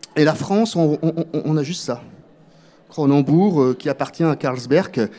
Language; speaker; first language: French; native; French